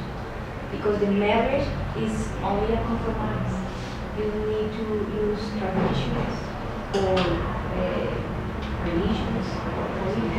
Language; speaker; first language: English; non-native, learner; Spanish